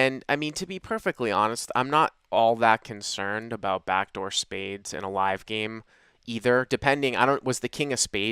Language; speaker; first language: English; native; English